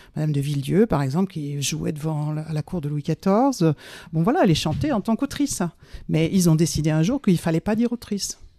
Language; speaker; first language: French; native; French